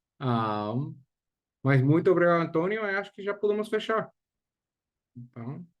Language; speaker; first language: Portuguese; non-native, fluent; English